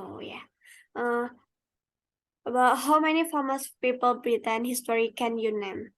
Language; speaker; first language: English; non-native, learner; Indonesian